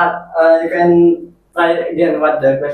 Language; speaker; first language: English; non-native, learner; Indonesian